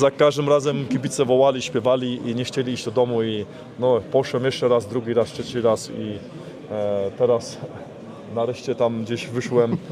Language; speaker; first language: Polish; early bilingual, heritage; Polish